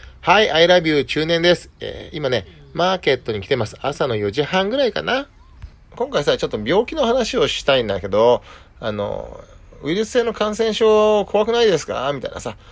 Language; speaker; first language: Japanese; native; Japanese